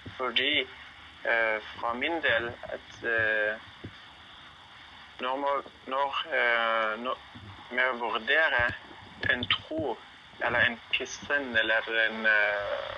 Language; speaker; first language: Norwegian; non-native, learner; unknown